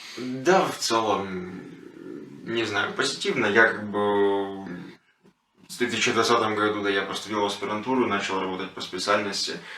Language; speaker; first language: Russian; non-native, local second language; Ukrainian